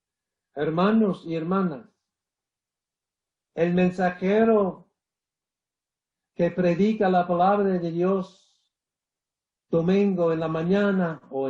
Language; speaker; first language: Spanish; non-native, fluent; English